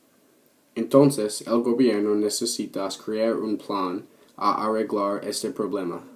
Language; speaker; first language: Spanish; non-native, learner; English